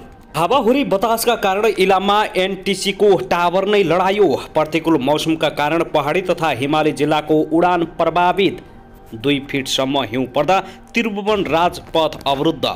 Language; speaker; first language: Nepali; native; Nepali